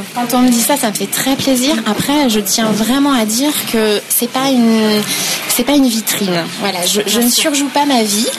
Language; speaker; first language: French; native; French